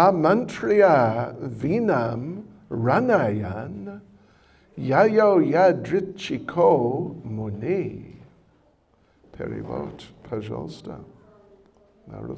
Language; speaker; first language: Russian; non-native, learner; English